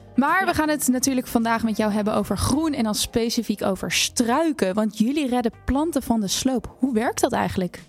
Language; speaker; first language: Dutch; native; Dutch